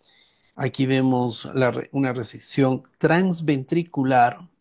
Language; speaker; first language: Spanish; native; Spanish